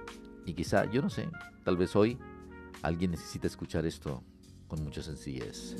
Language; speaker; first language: Spanish; native; Spanish